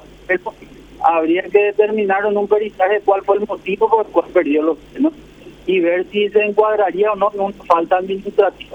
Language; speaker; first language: Spanish; native; Spanish